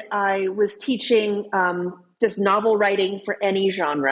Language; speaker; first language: English; native; English